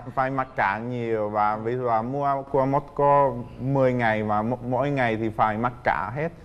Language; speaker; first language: Vietnamese; non-native, fluent; Czech